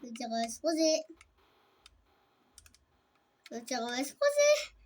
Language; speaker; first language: French; native; French